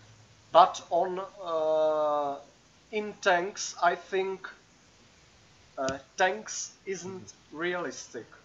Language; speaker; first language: English; non-native, learner; Czech